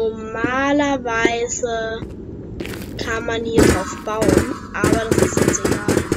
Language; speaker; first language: German; native; German